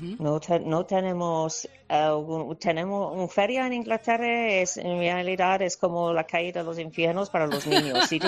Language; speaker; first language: Spanish; non-native, fluent; English